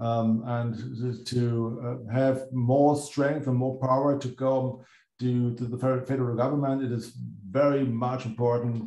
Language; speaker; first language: English; non-native, fluent; German